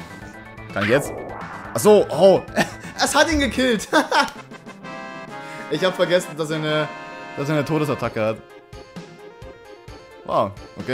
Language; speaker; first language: German; native; German